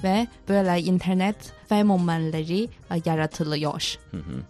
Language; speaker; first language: Turkish; non-native, fluent; Chinese